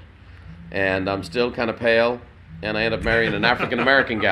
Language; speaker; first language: English; native; English